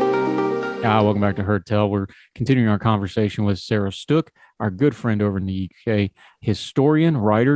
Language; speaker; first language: English; native; English